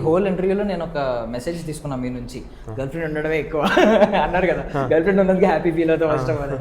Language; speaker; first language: Telugu; native; Telugu